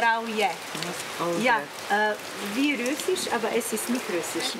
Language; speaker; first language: German; non-native, learner; Slovenian